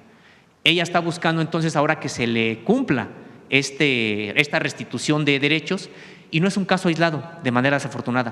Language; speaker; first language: Spanish; native; Spanish